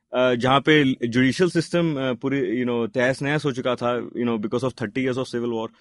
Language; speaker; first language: Hindi; non-native, local second language; Telugu